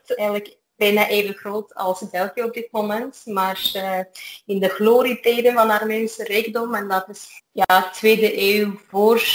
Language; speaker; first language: Dutch; non-native, fluent; Armenian